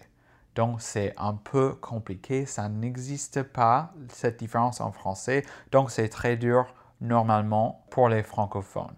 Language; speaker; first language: French; non-native, fluent; English